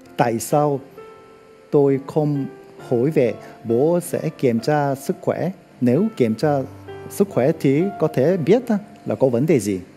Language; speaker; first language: Vietnamese; non-native, learner; Korean